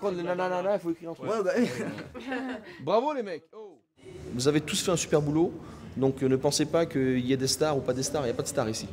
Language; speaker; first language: French; native; French